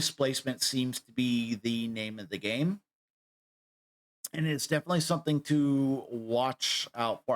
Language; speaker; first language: English; native; English